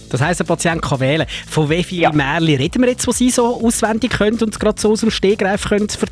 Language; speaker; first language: German; native; German